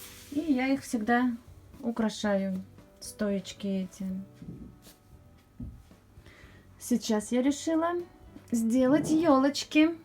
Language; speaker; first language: Russian; native; Russian